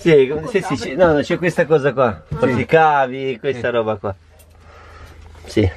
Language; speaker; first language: Italian; non-native, fluent; Romanian